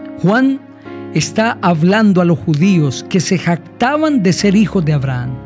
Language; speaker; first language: Spanish; native; Spanish